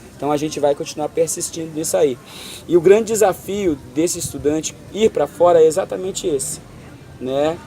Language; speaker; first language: Portuguese; native; Portuguese